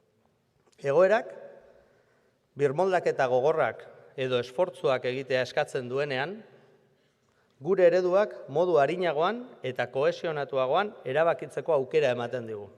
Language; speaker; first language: Basque; native; Basque